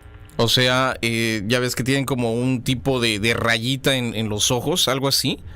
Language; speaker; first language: Spanish; native; Spanish